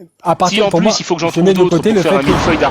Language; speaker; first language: French; native; French